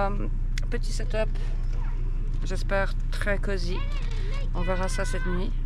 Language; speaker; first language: French; native; French